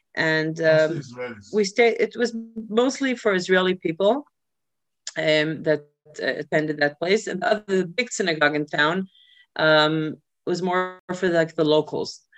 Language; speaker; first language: English; early bilingual, other home language; Hebrew